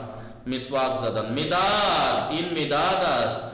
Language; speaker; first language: Persian; non-native, fluent; Urdu